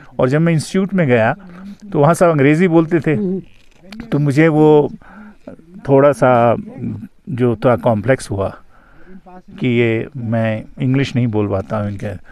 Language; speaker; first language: Urdu; native; Urdu